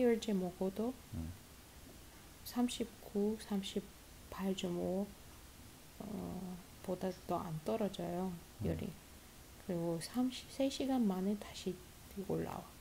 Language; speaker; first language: Korean; non-native, fluent; Russian